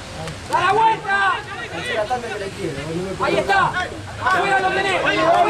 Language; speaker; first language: Spanish; native; Spanish